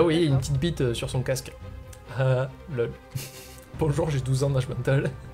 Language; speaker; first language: French; native; French